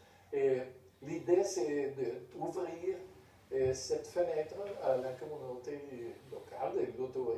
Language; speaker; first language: French; non-native, fluent; Spanish